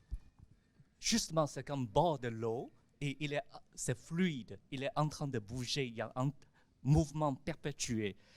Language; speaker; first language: French; non-native, fluent; Chinese